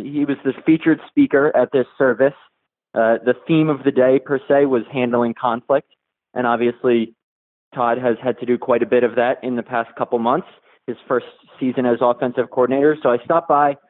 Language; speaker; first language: English; native; English